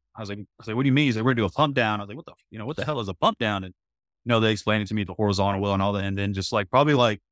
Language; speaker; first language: English; native; English